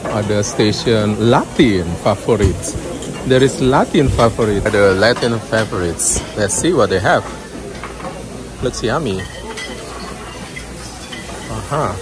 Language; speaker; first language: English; non-native, learner; Indonesian